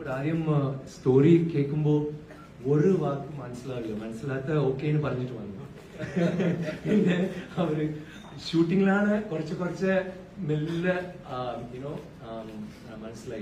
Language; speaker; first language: Malayalam; non-native, learner; Tamil